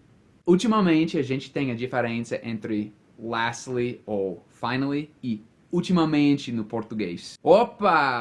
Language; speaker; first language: Portuguese; non-native, fluent; English